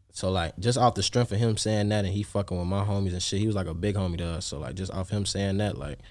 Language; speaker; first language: English; native; English